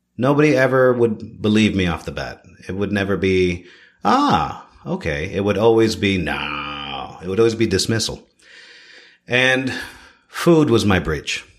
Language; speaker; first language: English; native; English